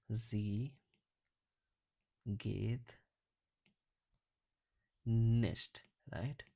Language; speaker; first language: German; non-native, fluent; English